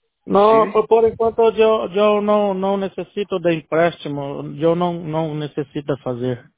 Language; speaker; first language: Spanish; non-native, learner; Portuguese